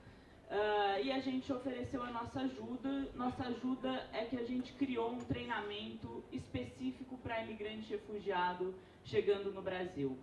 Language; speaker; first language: Portuguese; native; Portuguese